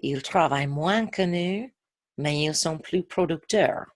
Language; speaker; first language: French; non-native, fluent; English